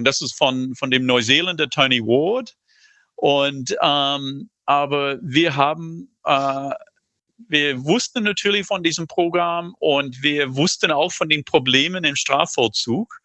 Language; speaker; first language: German; non-native, fluent; English